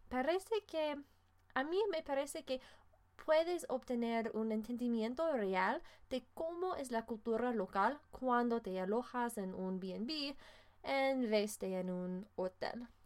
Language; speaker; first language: Spanish; non-native, fluent; English